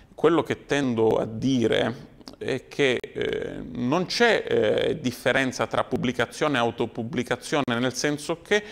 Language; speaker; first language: Italian; native; Italian